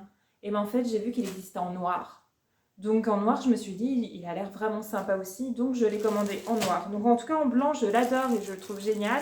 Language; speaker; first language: French; native; French